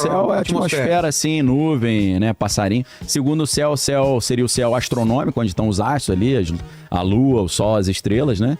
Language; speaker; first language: Portuguese; native; Portuguese